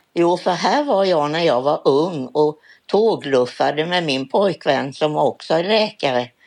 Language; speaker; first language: Swedish; native; Swedish